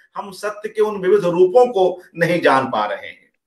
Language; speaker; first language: Hindi; native; Hindi